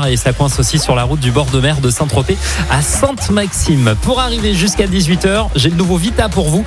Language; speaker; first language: French; native; French